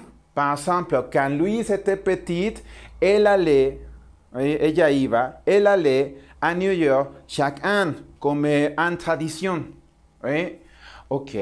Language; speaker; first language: French; non-native, learner; Spanish